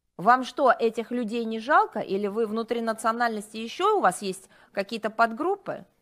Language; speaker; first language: Russian; native; Russian